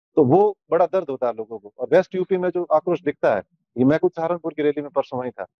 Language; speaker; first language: Hindi; native; Hindi